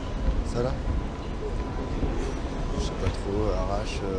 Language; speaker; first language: French; native; French